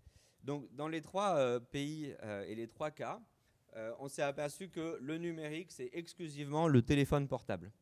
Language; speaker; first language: French; native; French